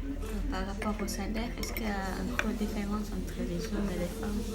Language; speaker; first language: French; non-native, learner; Malay